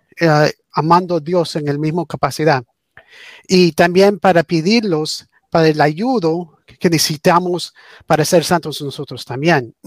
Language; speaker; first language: Spanish; early bilingual, heritage; English